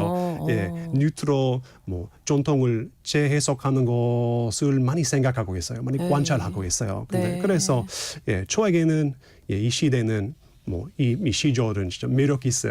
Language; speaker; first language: Korean; non-native, fluent; English